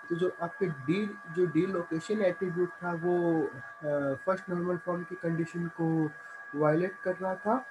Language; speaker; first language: Hindi; native; Hindi